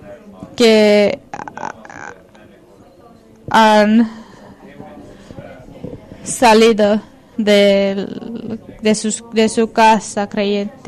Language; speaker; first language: Spanish; non-native, fluent; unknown